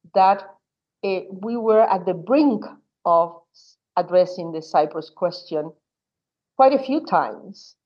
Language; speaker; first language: English; non-native, fluent; Spanish